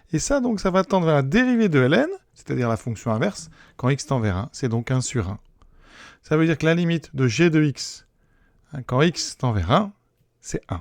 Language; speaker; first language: French; native; French